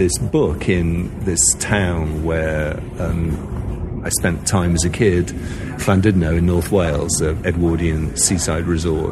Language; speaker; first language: English; native; English